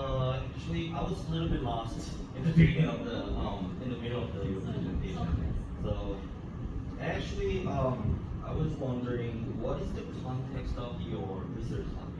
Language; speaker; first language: English; non-native, fluent; Korean